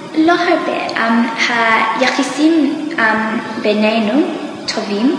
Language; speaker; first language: Hebrew; non-native, learner; English